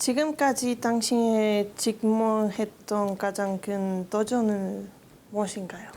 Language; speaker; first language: Korean; non-native, learner; Spanish